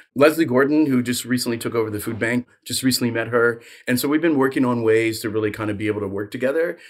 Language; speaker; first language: English; native; English